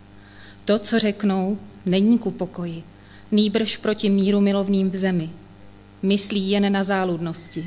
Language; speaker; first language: Czech; native; Czech